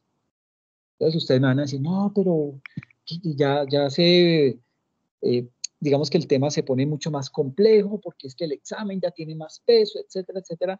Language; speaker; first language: Spanish; native; Spanish